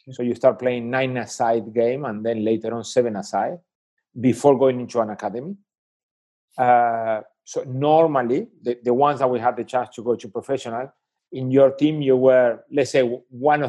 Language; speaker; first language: English; non-native, fluent; Spanish